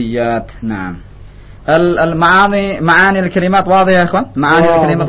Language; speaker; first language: Arabic; non-native, fluent; Indonesian